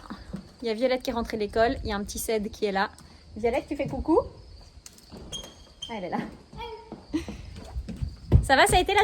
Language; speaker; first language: French; native; French